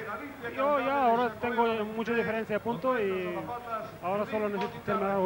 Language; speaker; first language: Spanish; non-native, learner; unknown